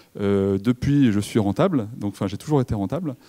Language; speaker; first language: French; native; French